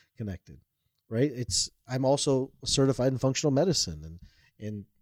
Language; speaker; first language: English; native; English